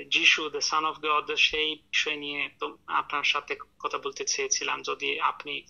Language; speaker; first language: Bangla; non-native, fluent; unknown